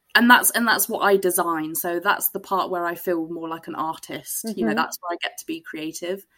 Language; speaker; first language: English; native; English